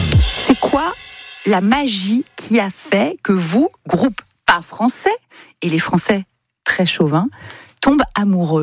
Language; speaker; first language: French; native; French